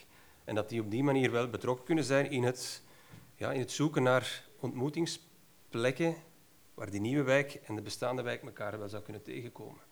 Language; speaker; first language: Dutch; native; Dutch